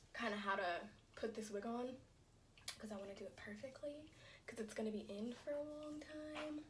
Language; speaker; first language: English; native; English